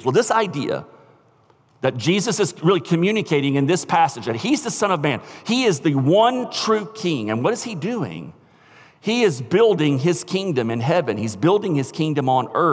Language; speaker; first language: English; native; English